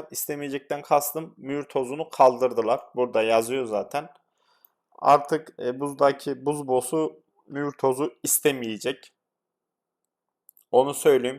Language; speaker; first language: Turkish; native; Turkish